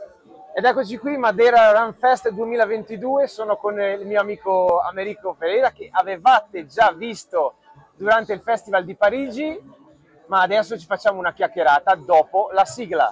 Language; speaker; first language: Italian; native; Italian